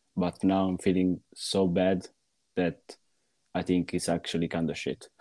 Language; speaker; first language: English; non-native, fluent; Italian